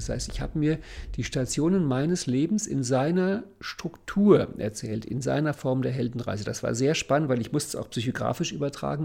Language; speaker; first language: German; native; German